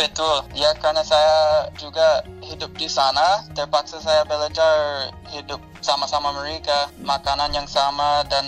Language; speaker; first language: Indonesian; non-native, fluent; English